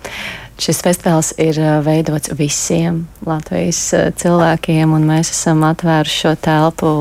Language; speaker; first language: Latvian; native; Latvian